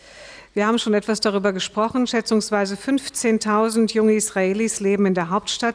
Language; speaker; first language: German; native; German